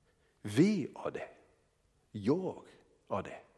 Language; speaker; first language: Swedish; non-native, fluent; English